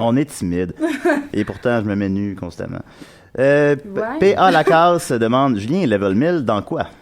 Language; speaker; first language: French; native; French